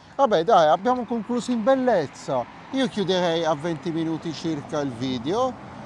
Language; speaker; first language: Italian; native; Italian